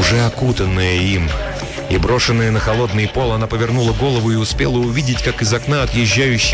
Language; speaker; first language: Russian; native; Russian